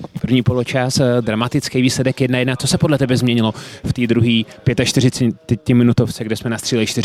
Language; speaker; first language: Czech; native; Czech